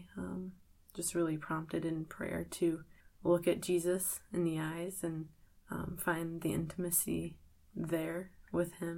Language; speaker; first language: English; native; English